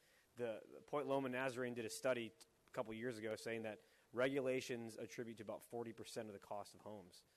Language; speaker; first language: English; native; English